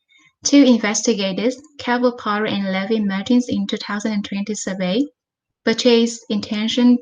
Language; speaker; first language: English; non-native, fluent; Vietnamese